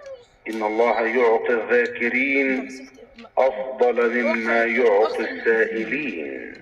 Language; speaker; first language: Arabic; native; Arabic